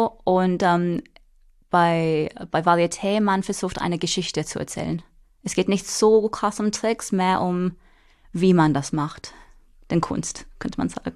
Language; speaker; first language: German; non-native, fluent; English